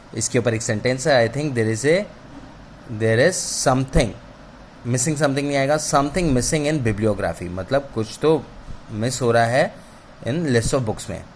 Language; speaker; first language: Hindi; native; Hindi